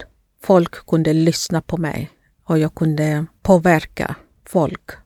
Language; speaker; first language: Swedish; non-native, fluent; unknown